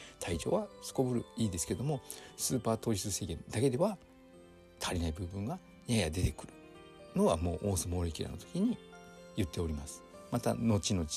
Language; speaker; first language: Japanese; native; Japanese